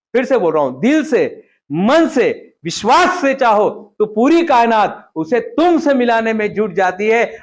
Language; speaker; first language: Hindi; non-native, local second language; Marathi